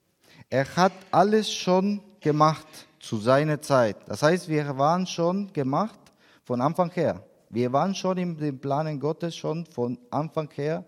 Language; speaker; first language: German; non-native, learner; Spanish